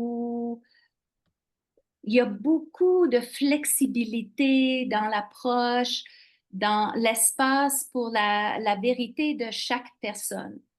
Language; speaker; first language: French; non-native, local second language; English